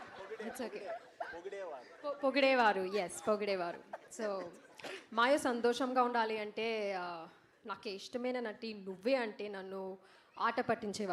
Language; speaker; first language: Telugu; non-native, learner; Malayalam